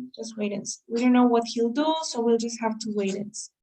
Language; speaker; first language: English; non-native, fluent; Spanish